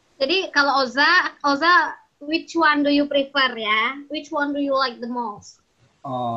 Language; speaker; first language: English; non-native, learner; Indonesian